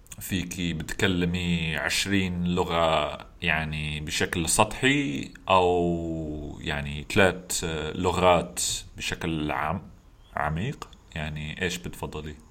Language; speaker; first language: Arabic; non-native, fluent; English